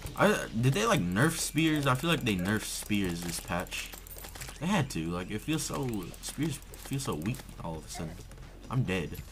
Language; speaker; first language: English; native; English